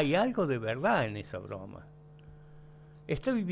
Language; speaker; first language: Spanish; native; Spanish